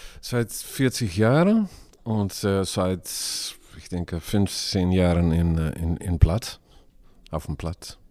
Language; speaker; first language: German; non-native, learner; Dutch